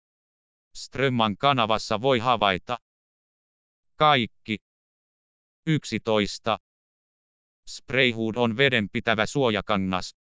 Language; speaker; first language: Finnish; native; Finnish